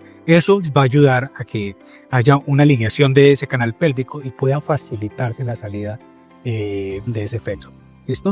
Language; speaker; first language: Spanish; native; Spanish